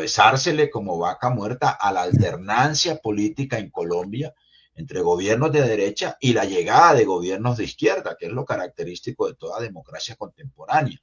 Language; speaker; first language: Spanish; native; Spanish